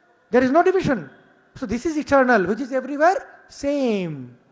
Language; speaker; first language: English; non-native, local second language; Bangla